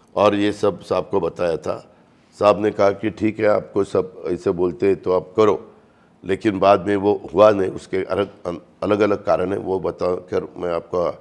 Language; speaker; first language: Hindi; non-native, local second language; Marathi